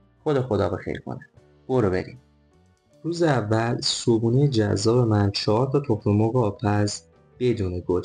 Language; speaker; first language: Persian; native; Persian